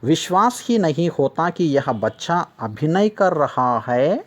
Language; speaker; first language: Hindi; non-native, local second language; Telugu